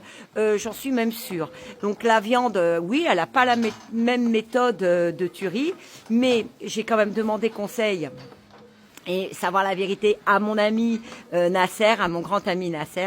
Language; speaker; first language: French; native; French